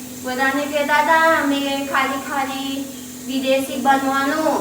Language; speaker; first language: Gujarati; non-native, learner; Filipino